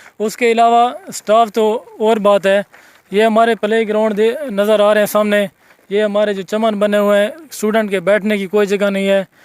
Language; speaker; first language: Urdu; non-native, local second language; Saraiki